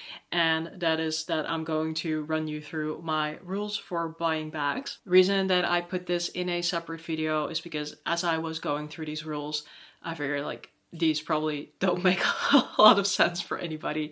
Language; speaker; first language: English; non-native, fluent; Dutch